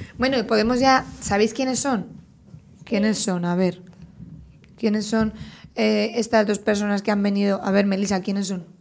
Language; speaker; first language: Spanish; native; Spanish